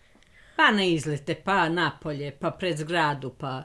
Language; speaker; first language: Serbian; native; Serbian